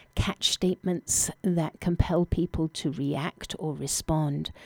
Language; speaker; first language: English; native; English